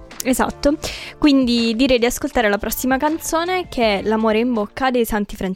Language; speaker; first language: Italian; native; Italian